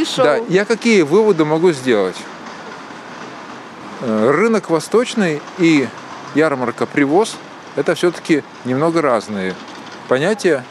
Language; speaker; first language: Russian; native; Russian